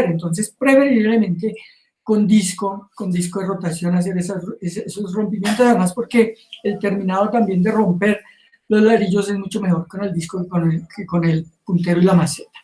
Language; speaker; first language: Spanish; native; Spanish